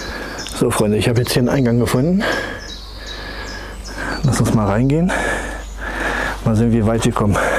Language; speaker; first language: German; native; German